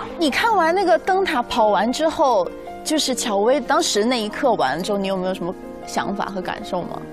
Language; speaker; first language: Chinese; native; Chinese